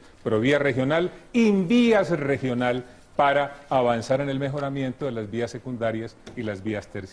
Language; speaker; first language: Spanish; native; Spanish